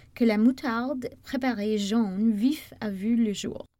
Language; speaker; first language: French; non-native, fluent; English